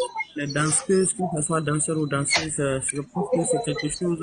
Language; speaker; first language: French; non-native, local second language; Bambara